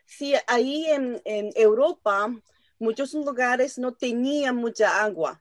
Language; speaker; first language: Spanish; non-native, learner; Japanese